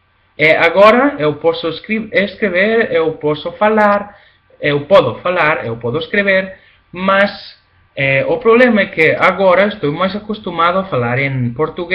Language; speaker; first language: Galician; non-native, learner; Spanish